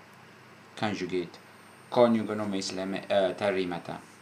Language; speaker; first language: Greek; non-native, fluent; Italian